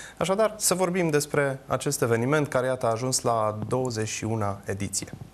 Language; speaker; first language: Romanian; native; Romanian